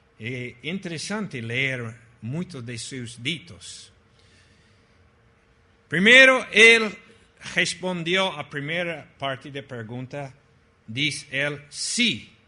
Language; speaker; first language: Portuguese; non-native, fluent; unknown